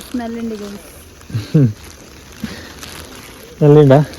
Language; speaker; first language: Malayalam; non-native, local second language; Kannada